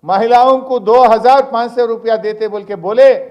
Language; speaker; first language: Hindi; non-native, local second language; Telugu